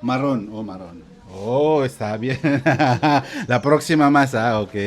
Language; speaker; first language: Spanish; non-native, learner; Filipino